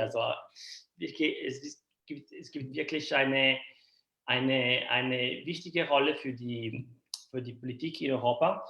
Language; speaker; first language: German; non-native, learner; Italian